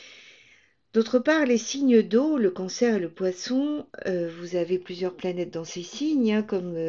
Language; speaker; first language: French; native; French